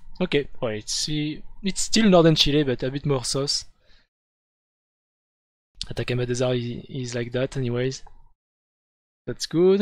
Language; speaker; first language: English; non-native, fluent; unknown